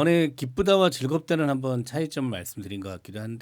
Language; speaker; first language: Korean; native; Korean